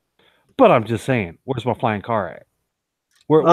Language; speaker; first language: English; native; English